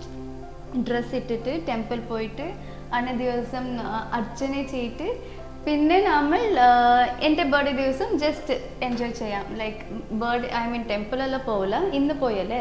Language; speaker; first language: Malayalam; early bilingual, heritage; Malayalam